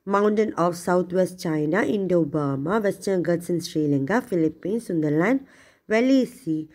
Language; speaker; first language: English; non-native, local second language; Malayalam